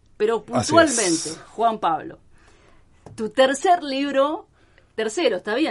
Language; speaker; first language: Spanish; native; Spanish